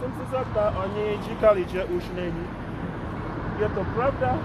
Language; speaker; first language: Czech; non-native, learner; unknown